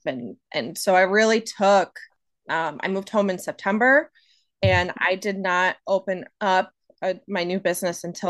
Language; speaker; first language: English; native; English